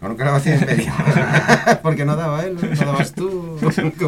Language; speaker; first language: Spanish; native; Spanish